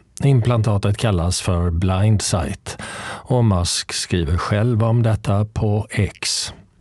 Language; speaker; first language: Swedish; native; Swedish